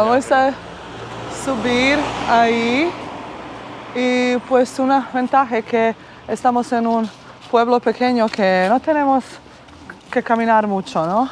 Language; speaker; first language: Spanish; non-native, fluent; Bosnian